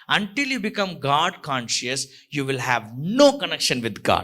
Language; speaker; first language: English; non-native, local second language; Tamil